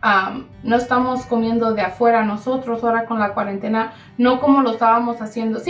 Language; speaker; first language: Spanish; early bilingual, heritage; Spanish